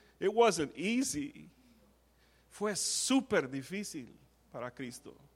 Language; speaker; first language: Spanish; non-native, fluent; English